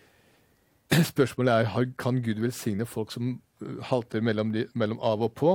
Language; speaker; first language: Norwegian; native; Norwegian